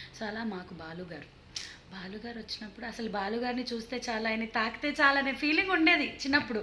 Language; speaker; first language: Telugu; early bilingual, heritage; Telugu